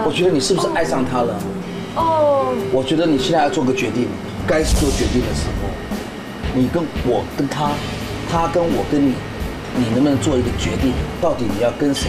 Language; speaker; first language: Chinese; native; Chinese